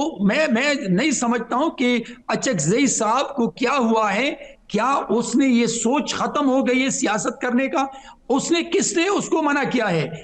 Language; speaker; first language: Urdu; non-native, local second language; Pashto